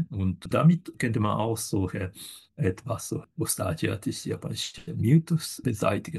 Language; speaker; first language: German; non-native, fluent; Japanese